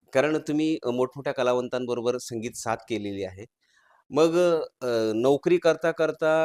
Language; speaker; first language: Marathi; native; Marathi